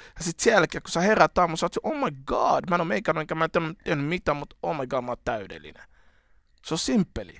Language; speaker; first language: Finnish; early bilingual, other home language; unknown